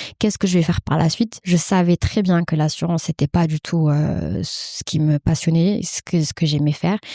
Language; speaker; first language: French; early bilingual, other home language; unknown